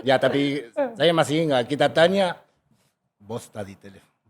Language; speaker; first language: Indonesian; non-native, fluent; Spanish